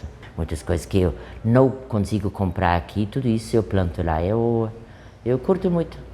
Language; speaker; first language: Portuguese; non-native, fluent; German